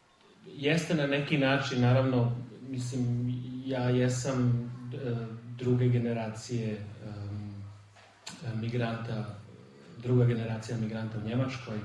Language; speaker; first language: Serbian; early bilingual, heritage; Serbian